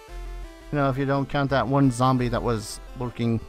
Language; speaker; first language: English; native; English